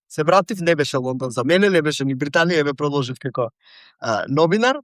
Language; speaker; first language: Macedonian; native; Macedonian